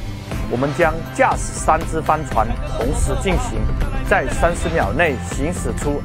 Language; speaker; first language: Chinese; native; Chinese